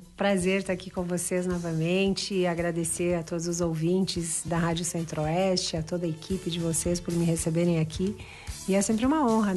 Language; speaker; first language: Portuguese; native; Portuguese